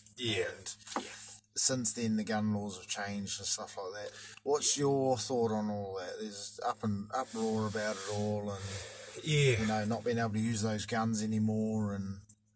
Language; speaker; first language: English; native; English